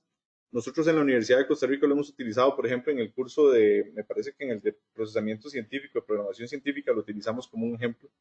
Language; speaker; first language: Spanish; native; Spanish